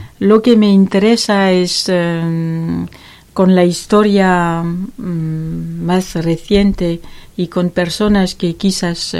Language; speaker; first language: Spanish; non-native, learner; French